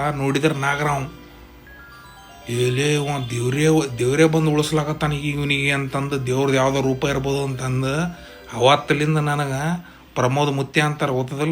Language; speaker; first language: Kannada; native; Kannada